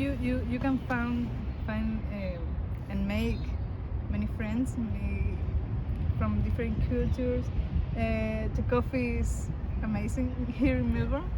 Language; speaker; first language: English; non-native, learner; Spanish